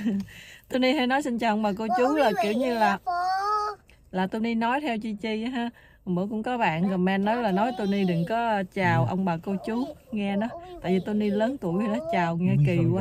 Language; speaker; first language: Vietnamese; native; Vietnamese